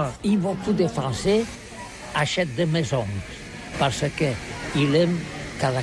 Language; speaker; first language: French; non-native, learner; Catalan